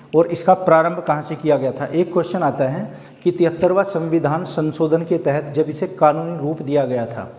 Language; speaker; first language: Hindi; native; Hindi